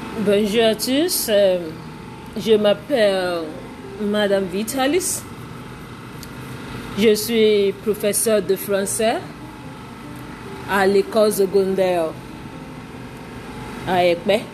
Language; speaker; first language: French; non-native, fluent; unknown